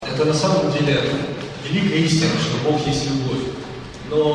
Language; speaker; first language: Russian; native; Russian